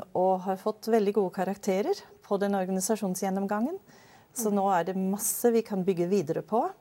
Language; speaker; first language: Norwegian; early bilingual, other home language; Danish